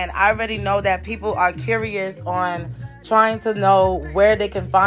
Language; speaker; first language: English; early bilingual, other home language; Spanish